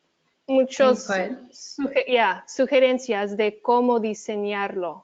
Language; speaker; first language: Spanish; early bilingual, heritage; Spanish